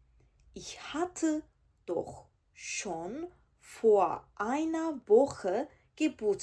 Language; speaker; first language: German; non-native, fluent; Georgian